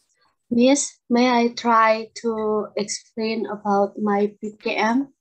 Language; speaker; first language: English; non-native, learner; Indonesian